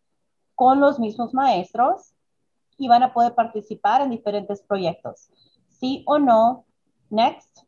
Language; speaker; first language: Spanish; early bilingual, other home language; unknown